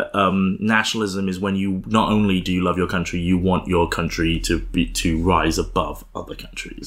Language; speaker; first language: English; native; English